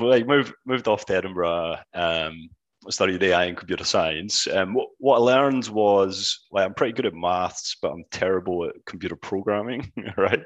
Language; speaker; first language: English; native; English